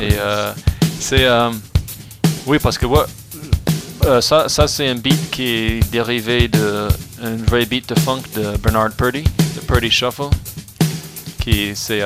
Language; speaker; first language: French; non-native, fluent; English